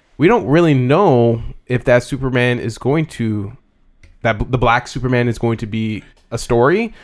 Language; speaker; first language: English; early bilingual, other home language; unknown